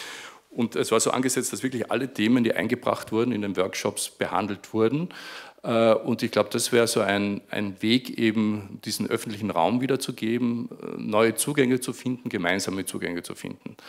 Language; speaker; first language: German; native; German